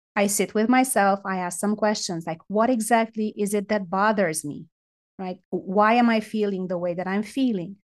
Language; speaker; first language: English; non-native, fluent; Romanian